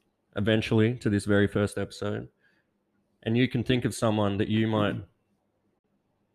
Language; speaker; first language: English; native; English